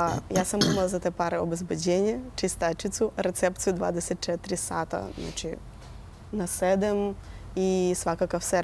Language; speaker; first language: Croatian; non-native, fluent; Russian